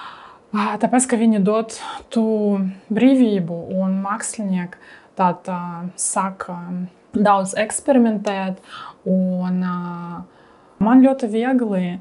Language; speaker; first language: Latvian; non-native, learner; Russian